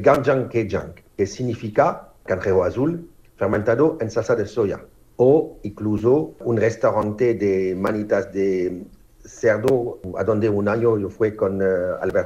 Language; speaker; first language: Spanish; non-native, learner; French